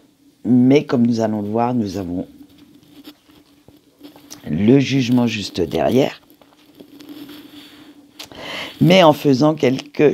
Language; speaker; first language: French; native; French